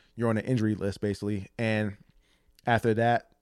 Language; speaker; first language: English; native; English